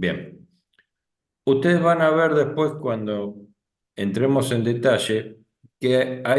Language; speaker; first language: Spanish; native; Spanish